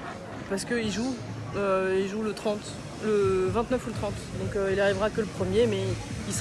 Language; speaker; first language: French; native; French